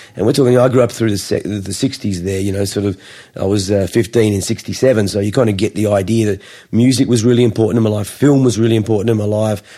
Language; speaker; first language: English; native; English